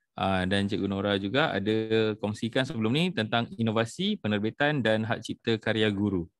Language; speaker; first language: Malay; native; Malay